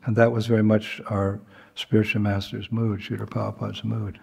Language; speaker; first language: English; native; English